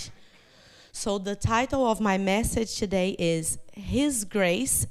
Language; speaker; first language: English; non-native, fluent; Portuguese